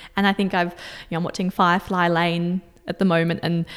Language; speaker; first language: English; native; English